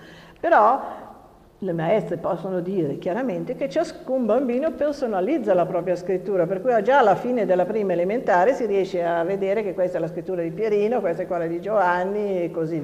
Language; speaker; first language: Italian; native; Italian